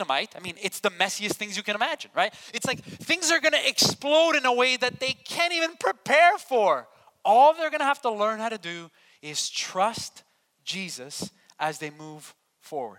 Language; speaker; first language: English; native; English